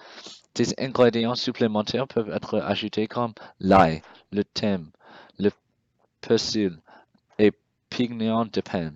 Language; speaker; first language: French; non-native, learner; English